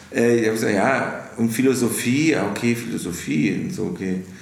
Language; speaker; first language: German; native; German